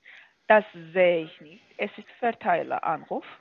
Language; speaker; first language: German; non-native, fluent; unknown